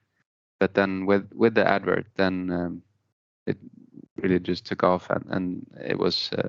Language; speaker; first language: English; non-native, fluent; Spanish